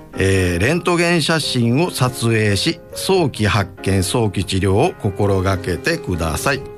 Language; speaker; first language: Japanese; native; Japanese